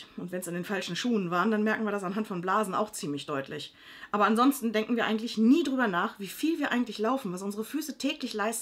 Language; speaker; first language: German; native; German